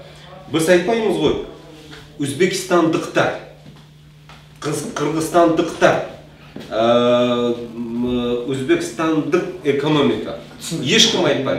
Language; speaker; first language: Kazakh; non-native, local second language; Russian